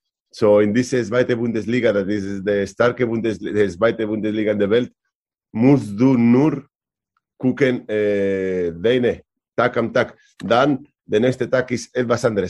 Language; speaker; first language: German; non-native, learner; Spanish